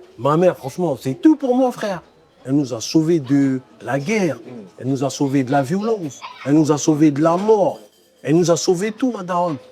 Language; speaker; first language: French; early bilingual, other home language; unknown